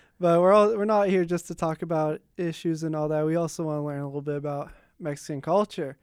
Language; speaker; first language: English; native; English